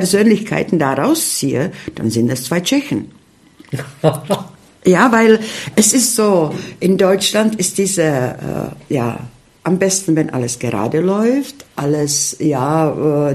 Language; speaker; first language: German; early bilingual, heritage; Czech